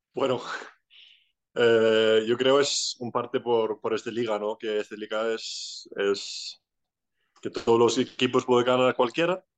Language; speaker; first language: Spanish; non-native, fluent; Icelandic